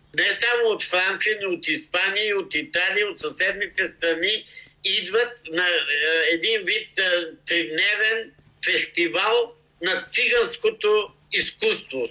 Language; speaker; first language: Bulgarian; native; Bulgarian